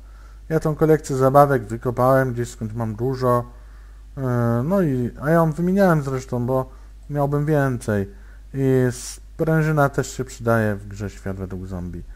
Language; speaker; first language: Polish; native; Polish